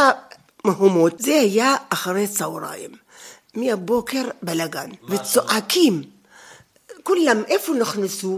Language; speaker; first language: Hebrew; non-native, fluent; Arabic